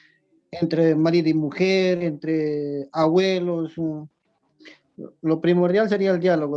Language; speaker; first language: Spanish; native; Spanish